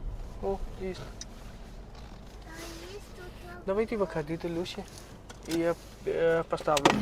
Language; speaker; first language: Russian; non-native, learner; Hindi